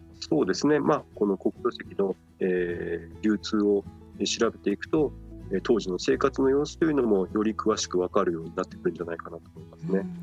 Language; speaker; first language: Japanese; native; Japanese